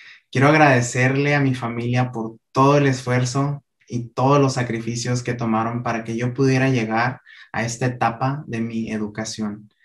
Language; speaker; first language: Spanish; native; Spanish